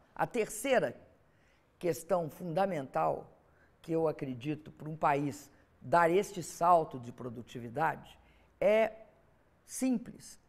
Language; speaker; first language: Portuguese; native; Portuguese